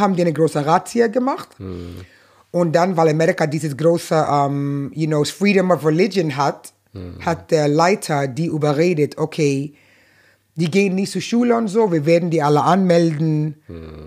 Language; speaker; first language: German; non-native, fluent; English